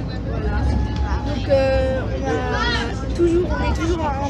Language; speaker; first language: French; native; French